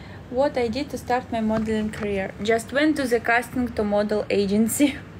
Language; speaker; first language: English; non-native, learner; Russian